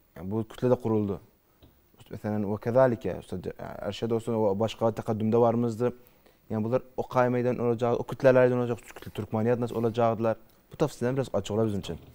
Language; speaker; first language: Turkish; native; Turkish